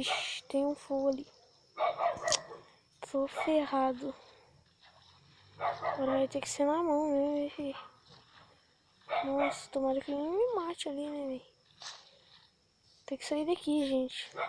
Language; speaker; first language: Portuguese; native; Portuguese